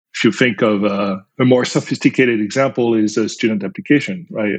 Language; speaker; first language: English; non-native, fluent; French